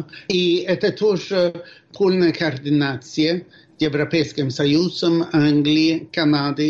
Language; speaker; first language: Russian; non-native, fluent; Swedish